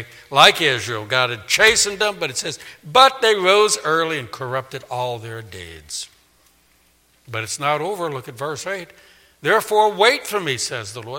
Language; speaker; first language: English; native; English